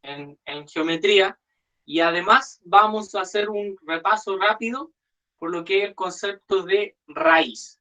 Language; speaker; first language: Spanish; native; Spanish